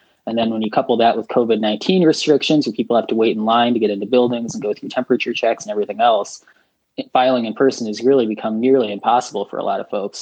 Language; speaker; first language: English; native; English